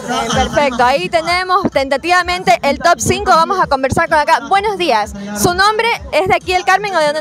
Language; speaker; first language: Spanish; native; Spanish